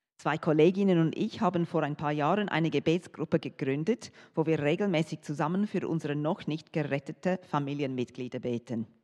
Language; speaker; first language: German; non-native, fluent; English